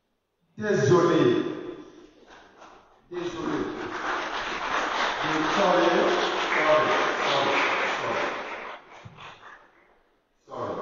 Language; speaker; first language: French; non-native, fluent; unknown